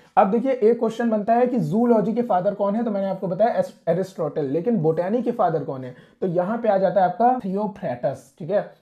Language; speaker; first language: Hindi; non-native, local second language; Punjabi